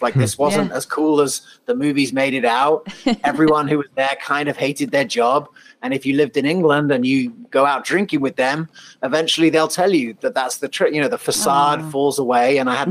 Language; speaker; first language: English; native; English